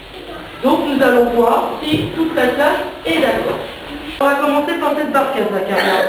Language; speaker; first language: French; native; French